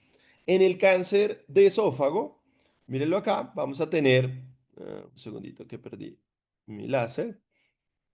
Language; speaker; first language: Spanish; native; Spanish